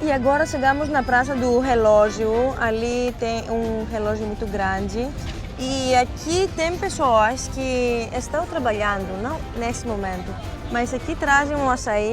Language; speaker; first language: Portuguese; non-native, fluent; Greek